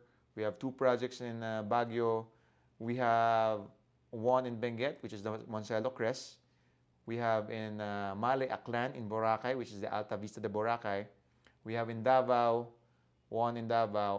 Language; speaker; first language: English; non-native, local second language; Filipino